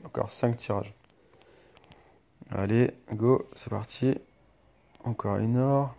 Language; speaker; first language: French; native; French